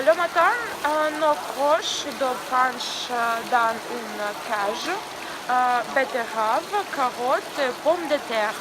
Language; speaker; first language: French; non-native, learner; Russian